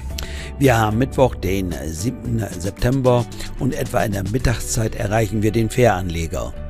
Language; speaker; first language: German; native; German